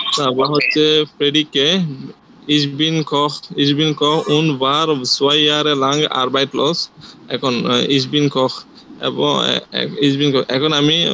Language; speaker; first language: German; non-native, learner; Bangla